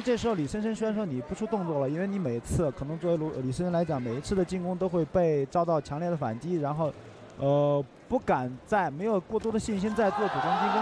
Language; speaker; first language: Chinese; native; Chinese